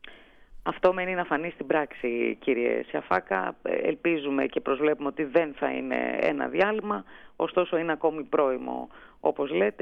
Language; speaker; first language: Greek; native; Greek